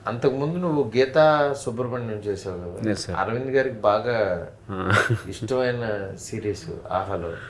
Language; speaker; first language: Telugu; native; Telugu